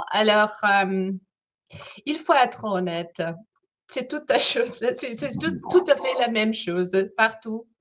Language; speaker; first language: French; non-native, fluent; German